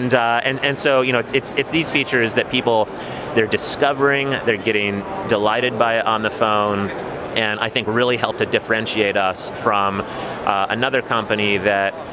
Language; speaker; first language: English; native; English